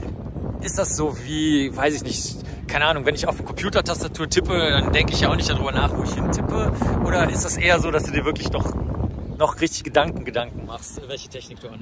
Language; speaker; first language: German; native; German